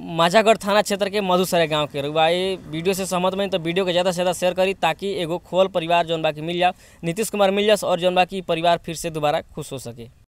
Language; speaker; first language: Hindi; native; Hindi